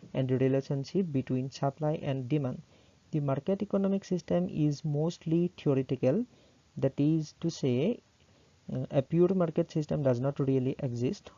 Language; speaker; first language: English; non-native, local second language; Assamese